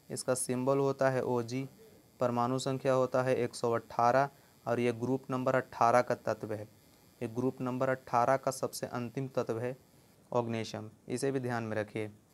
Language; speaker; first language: Hindi; native; Hindi